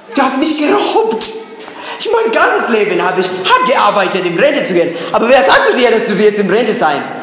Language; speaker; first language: German; non-native, fluent; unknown